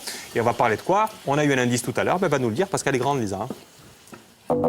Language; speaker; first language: French; native; French